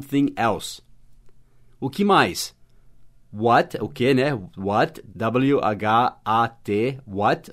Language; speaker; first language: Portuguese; non-native, fluent; English